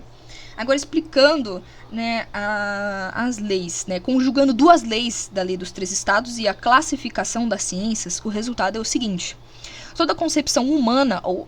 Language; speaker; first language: Portuguese; native; Portuguese